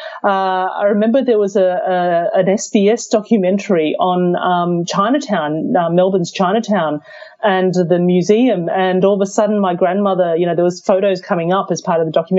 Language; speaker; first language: English; early bilingual, other home language; Cantonese